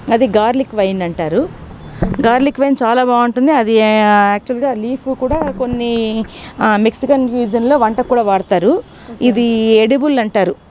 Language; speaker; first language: Telugu; native; Telugu